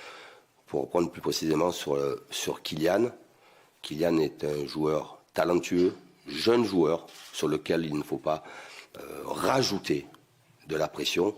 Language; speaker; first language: French; native; French